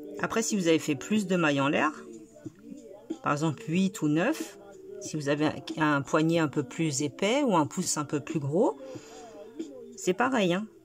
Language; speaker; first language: French; native; French